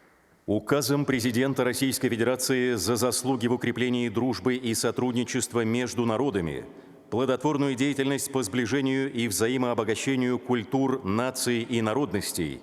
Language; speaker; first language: Russian; native; Russian